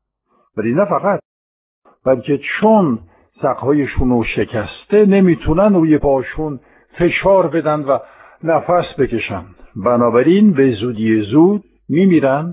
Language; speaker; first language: Persian; non-native, fluent; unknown